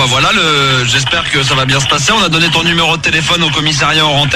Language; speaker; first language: French; native; French